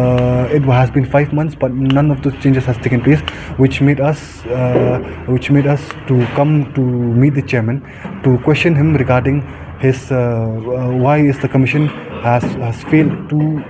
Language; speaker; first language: English; non-native, local second language; Khasi